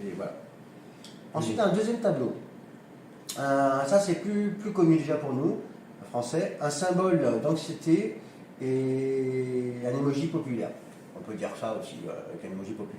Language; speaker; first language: French; native; French